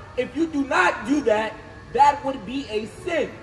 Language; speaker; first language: English; native; English